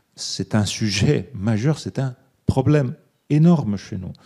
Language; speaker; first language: French; early bilingual, other home language; Italian